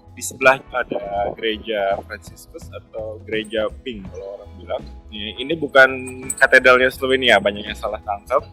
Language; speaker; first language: Indonesian; native; Indonesian